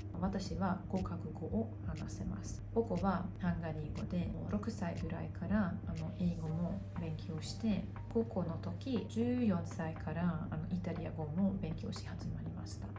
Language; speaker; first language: Japanese; non-native, fluent; Hungarian